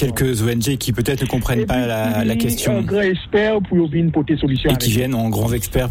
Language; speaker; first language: French; native; French